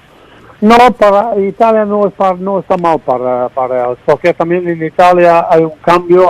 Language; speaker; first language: Spanish; non-native, fluent; Dutch